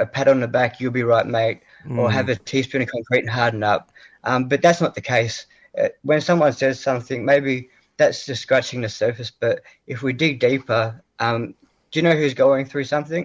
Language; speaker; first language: English; native; English